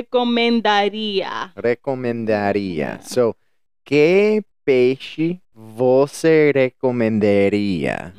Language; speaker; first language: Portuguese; non-native, learner; English